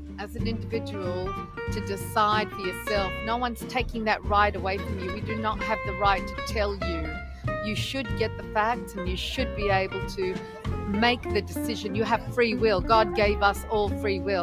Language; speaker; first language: English; native; English